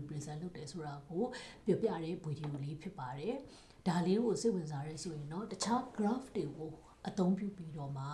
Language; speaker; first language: Burmese; native; Burmese